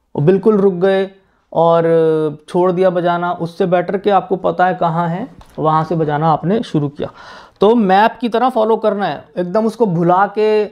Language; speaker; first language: Hindi; native; Hindi